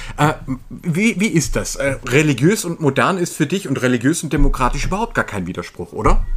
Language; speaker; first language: German; native; German